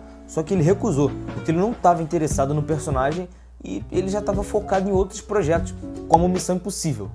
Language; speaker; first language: Portuguese; native; Portuguese